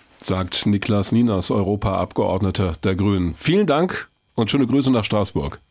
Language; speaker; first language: German; native; German